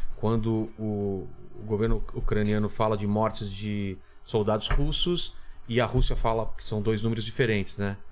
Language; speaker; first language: Portuguese; native; Portuguese